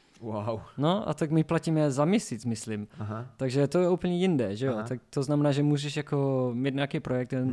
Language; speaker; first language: Czech; non-native, learner; English